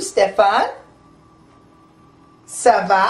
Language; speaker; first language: French; non-native, learner; English